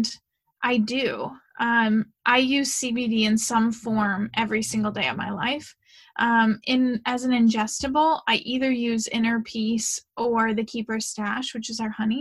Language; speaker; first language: English; native; English